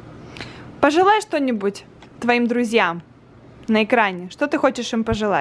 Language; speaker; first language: Russian; native; Russian